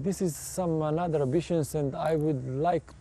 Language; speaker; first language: English; non-native, fluent; Serbian